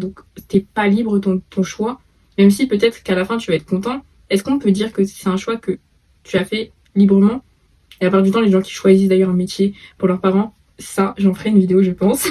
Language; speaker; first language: French; native; French